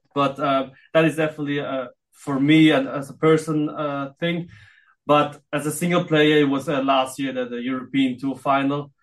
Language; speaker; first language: English; non-native, fluent; Filipino